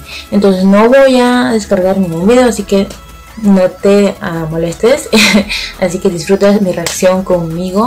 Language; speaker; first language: Spanish; native; Spanish